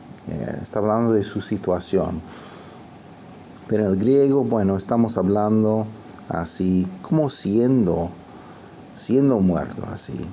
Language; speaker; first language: Spanish; non-native, fluent; English